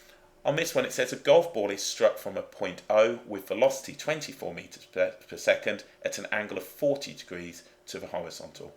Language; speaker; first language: English; native; English